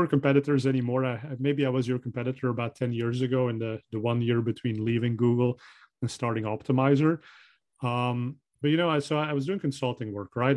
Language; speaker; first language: English; non-native, fluent; Dutch